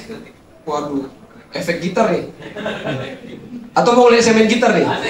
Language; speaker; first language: Indonesian; native; Indonesian